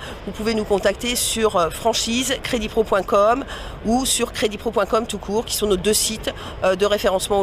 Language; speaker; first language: French; native; French